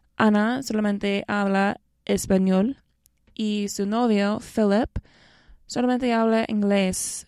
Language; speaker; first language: Spanish; non-native, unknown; English